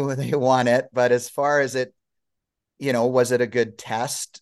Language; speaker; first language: English; native; English